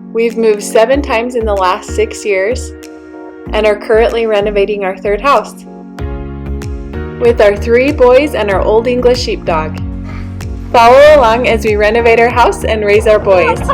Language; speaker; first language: English; native; English